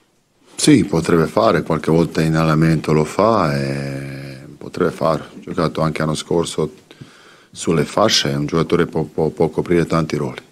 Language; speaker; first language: Italian; non-native, fluent; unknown